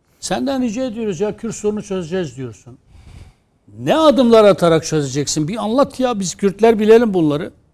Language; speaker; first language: Turkish; non-native, local second language; Kurdish